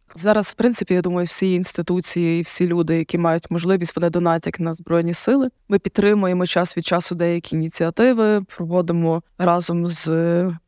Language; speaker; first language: Ukrainian; native; Ukrainian